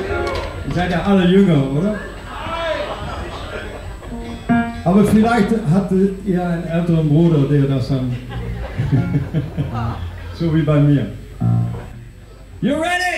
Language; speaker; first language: German; non-native, fluent; Dutch